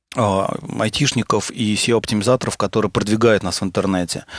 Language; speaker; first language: Russian; native; Russian